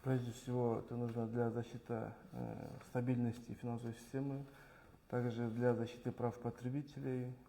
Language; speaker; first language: Russian; non-native, local second language; Kyrgyz